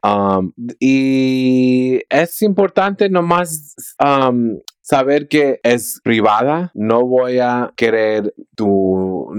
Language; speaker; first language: Spanish; early bilingual, heritage; Spanish